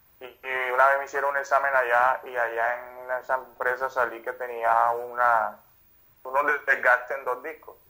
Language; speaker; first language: Spanish; native; Spanish